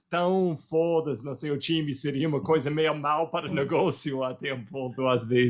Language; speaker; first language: Portuguese; non-native, fluent; English